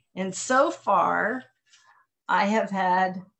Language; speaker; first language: English; native; English